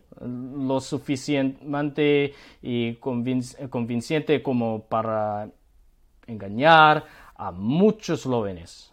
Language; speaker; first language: Spanish; non-native, learner; Korean